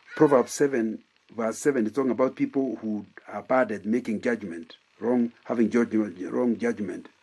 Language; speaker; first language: English; non-native, local second language; Kikuyu